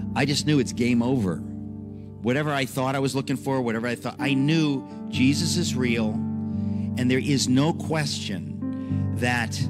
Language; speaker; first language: English; native; English